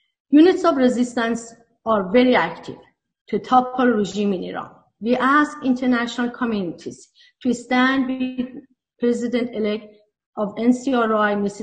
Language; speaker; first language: English; non-native, fluent; Persian